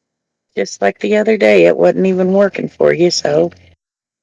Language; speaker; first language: English; native; English